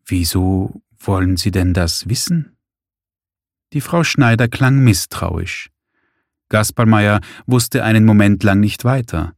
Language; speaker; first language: German; native; German